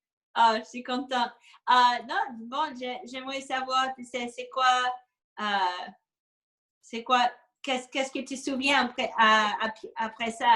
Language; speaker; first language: French; non-native, fluent; English